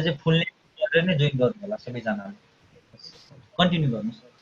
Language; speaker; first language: Nepali; native; Nepali